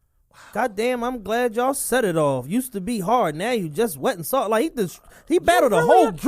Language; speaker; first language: English; native; English